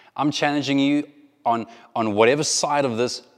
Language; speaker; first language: English; native; English